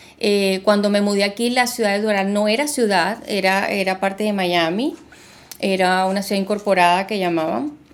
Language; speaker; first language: Spanish; native; Spanish